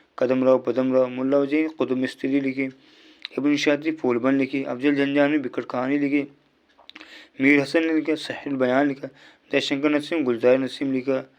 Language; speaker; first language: Urdu; native; Urdu